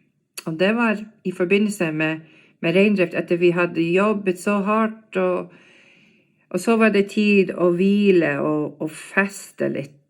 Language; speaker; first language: Norwegian; non-native, fluent; English